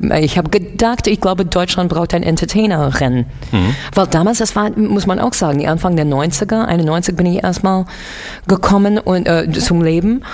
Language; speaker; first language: German; non-native, fluent; English